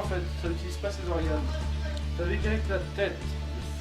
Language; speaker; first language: French; native; French